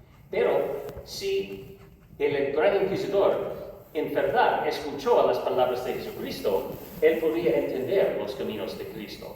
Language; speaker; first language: Spanish; non-native, learner; English